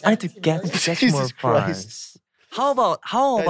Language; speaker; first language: English; non-native, learner; Korean